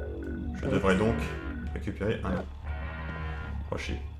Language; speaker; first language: French; native; French